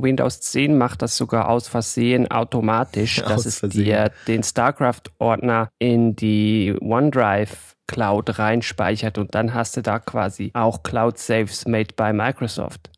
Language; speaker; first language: German; native; German